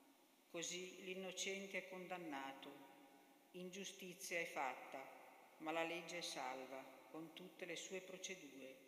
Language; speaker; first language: Italian; native; Italian